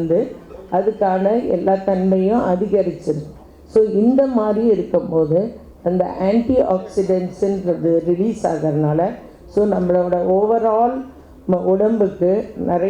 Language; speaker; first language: Tamil; native; Tamil